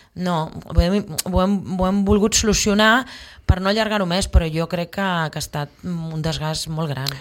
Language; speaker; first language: Catalan; native; Catalan